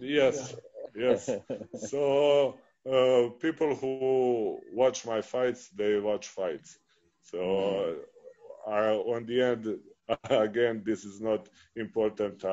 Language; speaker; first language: English; non-native, fluent; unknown